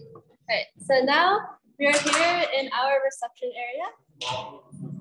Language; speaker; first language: English; native; English